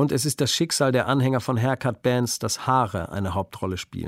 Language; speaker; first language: German; native; German